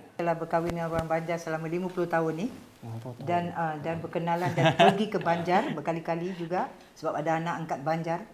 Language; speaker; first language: Malay; native; Malay